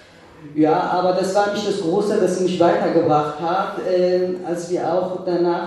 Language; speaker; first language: German; non-native, fluent; Kurdish